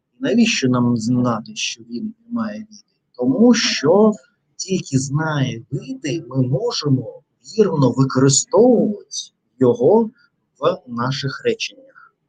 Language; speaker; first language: Ukrainian; non-native, learner; Russian